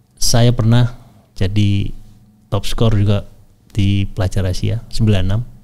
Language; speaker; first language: Indonesian; native; Indonesian